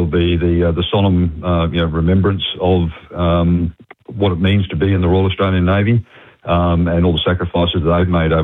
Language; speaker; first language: English; native; English